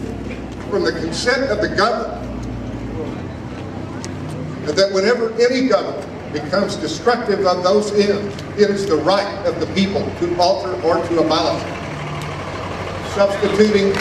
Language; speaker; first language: English; native; English